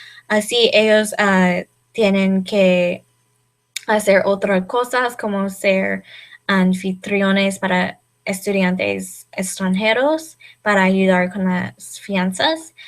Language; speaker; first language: Spanish; non-native, learner; English